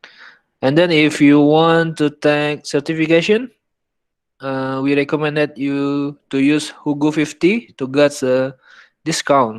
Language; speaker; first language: English; non-native, learner; Indonesian